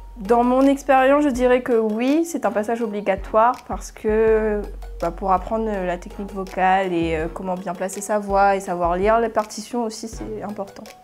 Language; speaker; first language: French; native; French